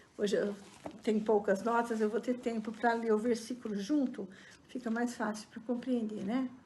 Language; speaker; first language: Portuguese; native; Portuguese